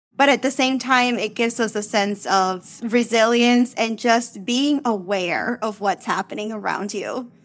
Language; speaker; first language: English; early bilingual, other home language; Spanish